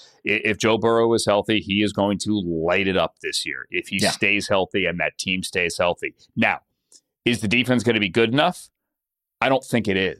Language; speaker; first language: English; native; English